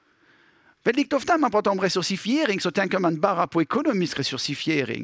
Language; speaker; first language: Swedish; non-native, fluent; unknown